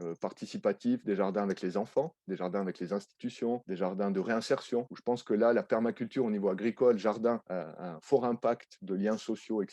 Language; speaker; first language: French; native; French